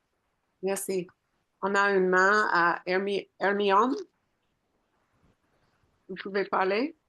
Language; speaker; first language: French; non-native, fluent; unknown